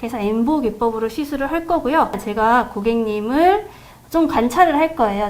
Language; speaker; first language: Korean; native; Korean